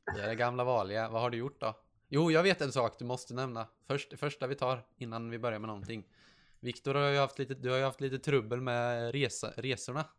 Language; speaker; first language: Swedish; native; Swedish